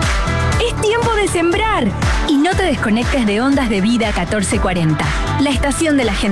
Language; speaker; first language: Spanish; native; Spanish